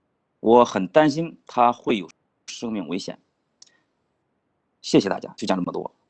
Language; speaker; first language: Chinese; native; Chinese